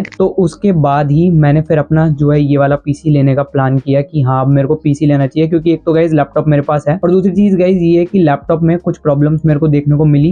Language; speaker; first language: Hindi; native; Hindi